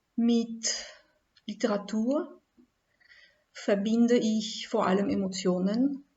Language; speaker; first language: German; non-native, fluent; French